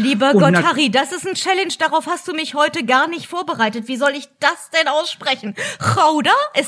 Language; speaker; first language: German; native; German